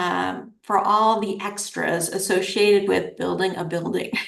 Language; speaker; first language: English; native; English